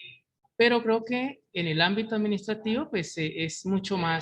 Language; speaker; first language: Spanish; native; Spanish